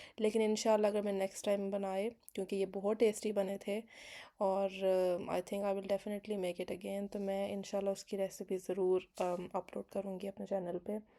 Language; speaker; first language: Urdu; native; Urdu